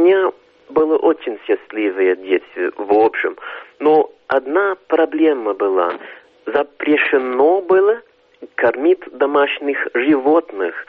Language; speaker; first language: Russian; non-native, fluent; English